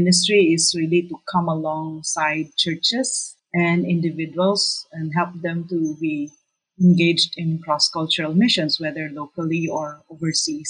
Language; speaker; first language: English; non-native, local second language; Cebuano